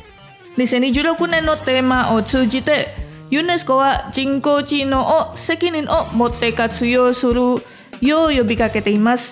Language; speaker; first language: Japanese; non-native, fluent; Indonesian